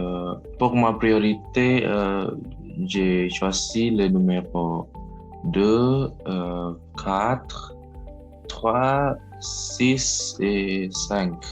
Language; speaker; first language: French; non-native, learner; Indonesian